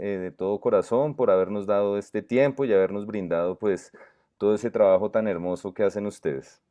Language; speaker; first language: Spanish; native; Spanish